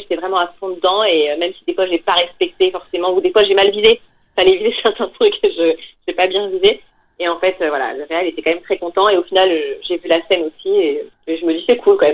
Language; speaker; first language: French; native; French